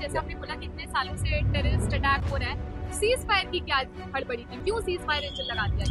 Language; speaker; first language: Hindi; native; Hindi